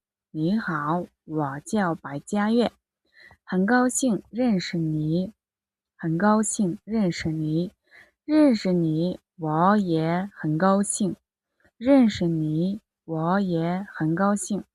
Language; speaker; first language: Chinese; non-native, fluent; Mongolian